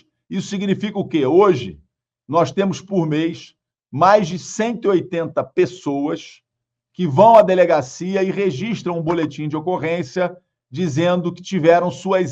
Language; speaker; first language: Portuguese; native; Portuguese